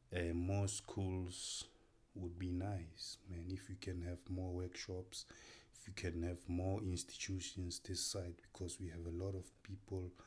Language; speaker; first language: English; non-native, local second language; Tswana